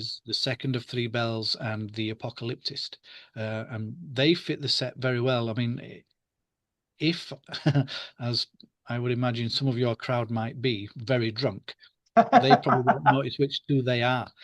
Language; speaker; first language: English; native; English